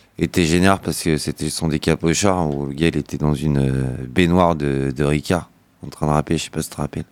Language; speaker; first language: French; native; French